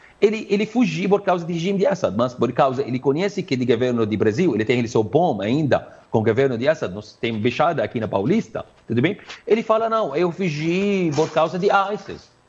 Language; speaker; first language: Portuguese; non-native, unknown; Arabic